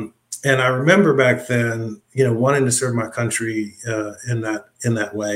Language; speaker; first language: English; native; English